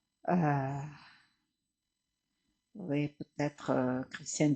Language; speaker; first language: French; non-native, fluent; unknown